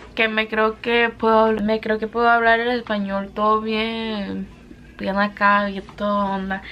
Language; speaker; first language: Spanish; early bilingual, other home language; English